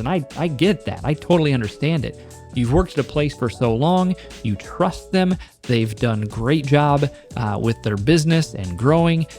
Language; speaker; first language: English; native; English